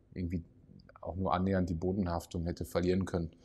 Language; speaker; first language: German; native; German